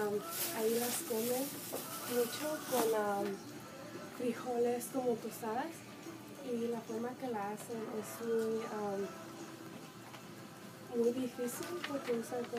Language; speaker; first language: Spanish; early bilingual, heritage; Spanish